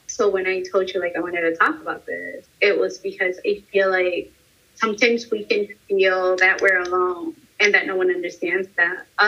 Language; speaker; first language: English; early bilingual, other home language; Spanish